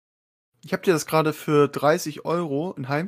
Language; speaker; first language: German; native; German